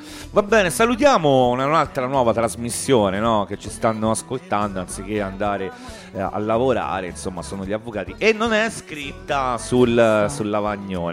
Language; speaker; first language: Italian; native; Italian